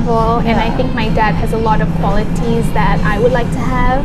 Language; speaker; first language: English; non-native, local second language; Malay